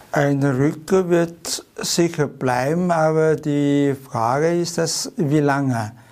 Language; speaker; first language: German; non-native, fluent; Chinese